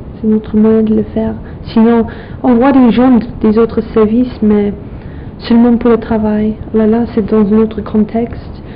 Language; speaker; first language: French; non-native, fluent; English